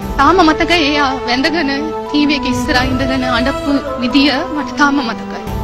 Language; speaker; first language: Sinhala; non-native, local second language; Tamil